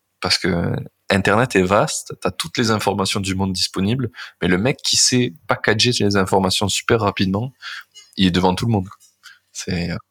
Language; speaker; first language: French; native; French